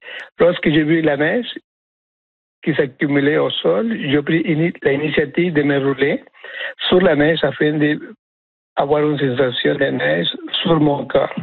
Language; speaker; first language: French; non-native, fluent; Spanish